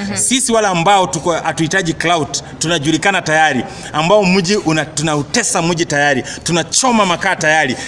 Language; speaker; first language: Swahili; native; Swahili